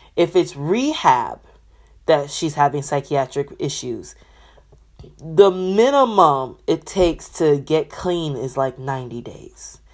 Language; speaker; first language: English; native; English